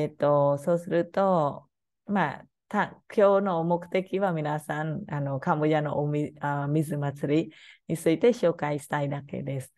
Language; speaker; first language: Japanese; non-native, learner; Khmer